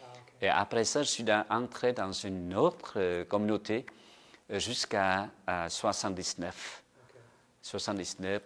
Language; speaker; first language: French; non-native, fluent; Vietnamese